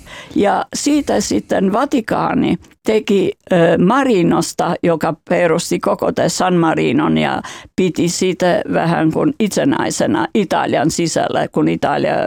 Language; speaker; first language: Finnish; non-native, fluent; Albanian